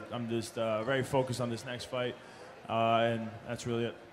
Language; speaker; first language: English; native; English